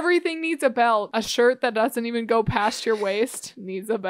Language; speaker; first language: English; native; English